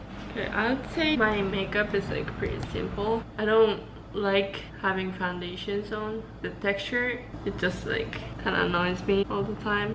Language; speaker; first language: English; non-native, fluent; Japanese